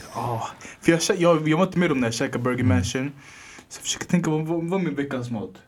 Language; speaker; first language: Swedish; early bilingual, other home language; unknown